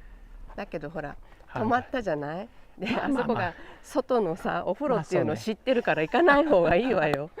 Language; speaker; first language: Japanese; native; Japanese